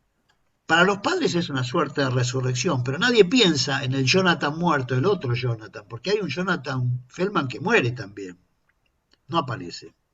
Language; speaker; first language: Spanish; native; Spanish